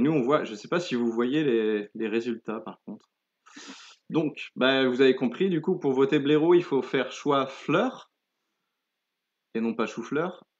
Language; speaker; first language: French; native; French